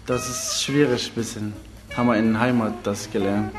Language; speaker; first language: German; non-native, learner; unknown